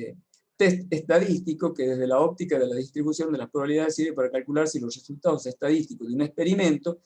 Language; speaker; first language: Spanish; native; Spanish